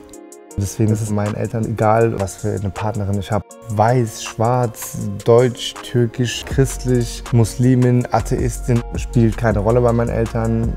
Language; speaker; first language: German; early bilingual, other home language; Turkish